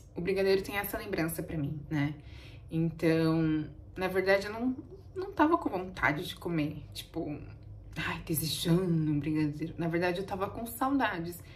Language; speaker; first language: Portuguese; native; Portuguese